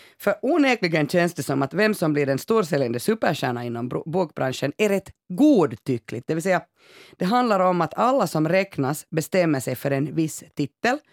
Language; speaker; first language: Swedish; native; Swedish